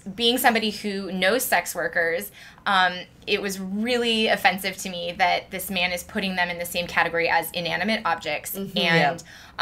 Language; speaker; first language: English; native; English